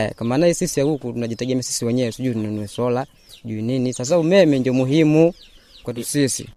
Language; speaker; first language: Swahili; non-native, local second language; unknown